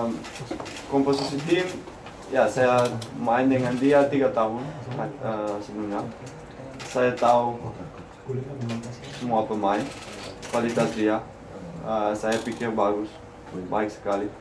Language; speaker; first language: Indonesian; non-native, learner; Dutch